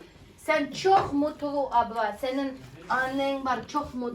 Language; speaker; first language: Turkish; non-native, learner; Russian